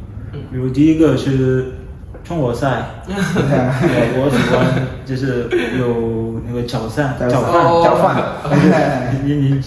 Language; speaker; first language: Chinese; non-native, learner; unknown